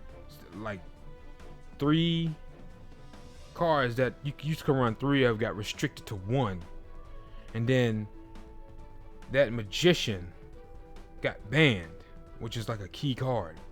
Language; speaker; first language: English; native; English